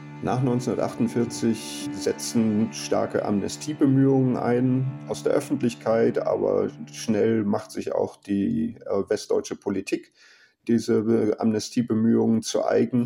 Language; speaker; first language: German; native; German